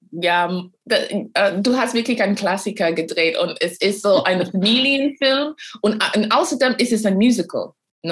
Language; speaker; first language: German; non-native, fluent; English